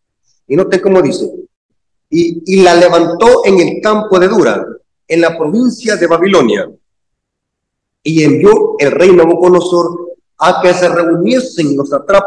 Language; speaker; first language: Spanish; native; Spanish